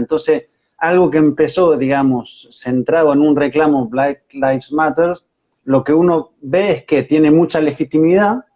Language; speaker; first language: Spanish; native; Spanish